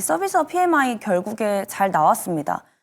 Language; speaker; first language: Korean; native; Korean